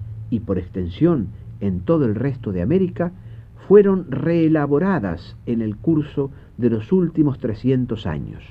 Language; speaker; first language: Spanish; native; Spanish